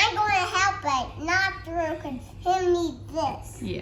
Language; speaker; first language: English; native; English